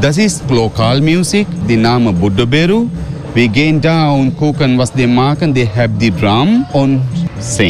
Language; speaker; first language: German; non-native, learner; Sinhala